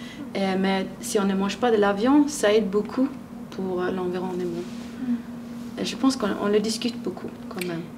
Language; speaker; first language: French; non-native, fluent; Swedish